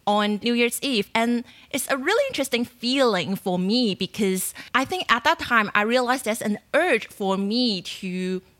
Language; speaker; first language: English; non-native, fluent; Chinese